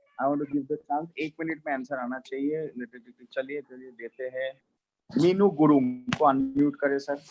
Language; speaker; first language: Hindi; non-native, local second language; Bangla